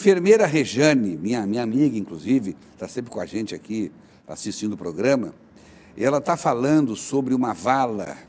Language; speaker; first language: Portuguese; native; Portuguese